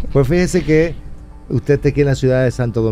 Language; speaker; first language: Spanish; native; Spanish